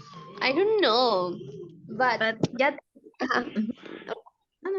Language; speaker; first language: English; non-native, learner; Spanish